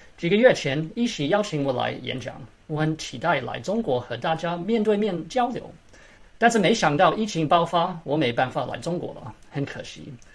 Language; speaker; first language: Chinese; early bilingual, heritage; Chinese